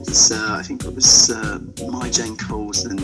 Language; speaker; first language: English; native; English